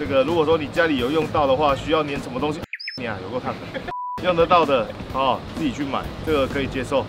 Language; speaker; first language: Chinese; native; Chinese